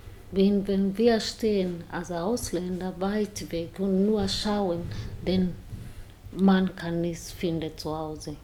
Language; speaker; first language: German; non-native, learner; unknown